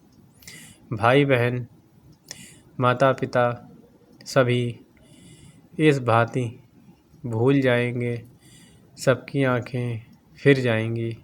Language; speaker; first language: Hindi; native; Hindi